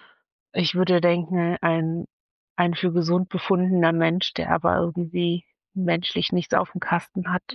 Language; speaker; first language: German; native; German